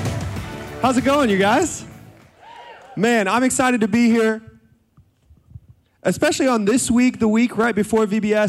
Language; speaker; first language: English; native; English